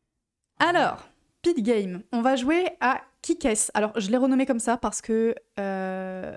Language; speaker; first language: French; native; French